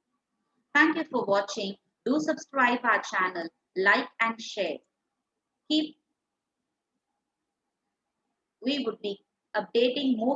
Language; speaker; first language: English; non-native, local second language; Tamil